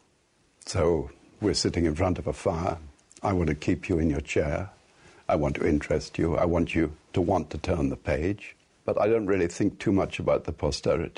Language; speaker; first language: English; native; English